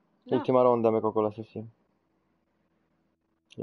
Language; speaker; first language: Spanish; non-native, learner; Italian